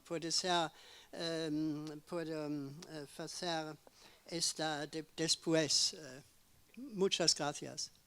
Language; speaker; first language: Spanish; non-native, learner; German